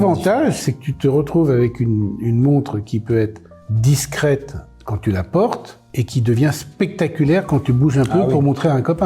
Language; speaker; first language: French; native; French